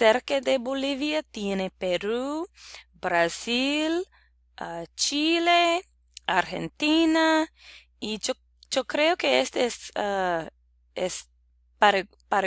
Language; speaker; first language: Spanish; non-native, learner; English